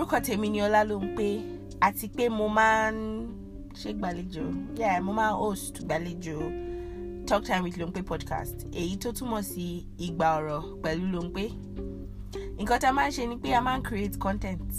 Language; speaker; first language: English; non-native, local second language; Yoruba